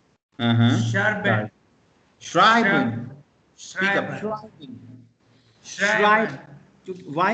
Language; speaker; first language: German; non-native, fluent; Hindi